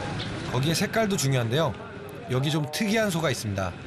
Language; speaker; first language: Korean; native; Korean